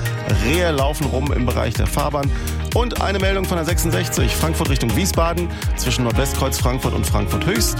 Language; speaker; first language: German; native; German